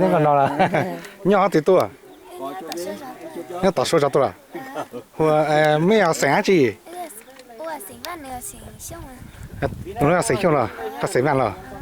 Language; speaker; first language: Vietnamese; non-native, local second language; Hmong